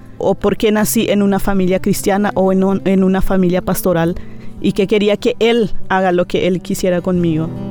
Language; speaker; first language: Spanish; non-native, local second language; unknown